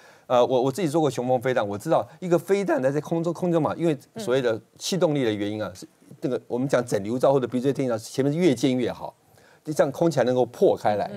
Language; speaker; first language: Chinese; native; Chinese